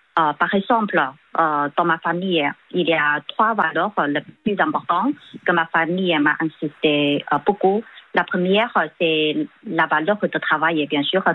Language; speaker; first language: French; non-native, fluent; Chinese